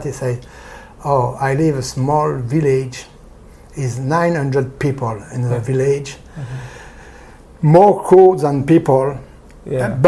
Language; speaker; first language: English; non-native, learner; French